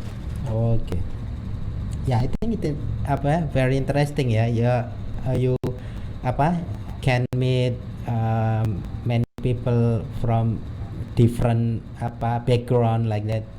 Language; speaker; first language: English; non-native, learner; Indonesian